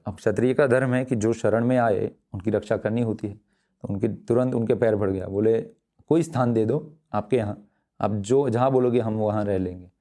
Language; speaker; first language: Hindi; non-native, local second language; Gujarati